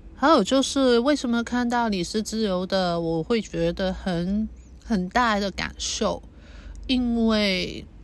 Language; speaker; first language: Chinese; non-native, local second language; Cantonese